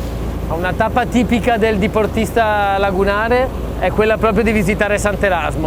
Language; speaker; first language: Italian; native; Italian